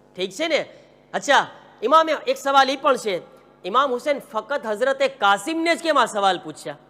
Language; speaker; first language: Gujarati; early bilingual, heritage; Gujarati